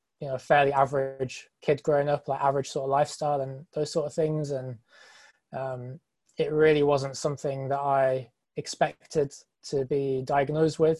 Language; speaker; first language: English; native; English